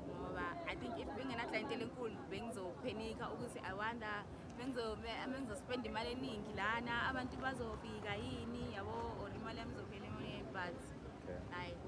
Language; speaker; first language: Zulu; native; Zulu